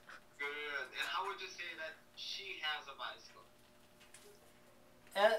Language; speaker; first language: English; non-native, fluent; Portuguese